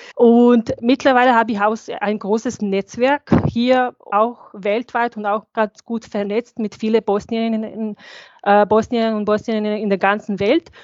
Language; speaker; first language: German; non-native, fluent; Bosnian